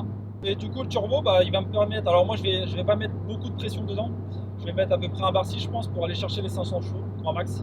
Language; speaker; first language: French; native; French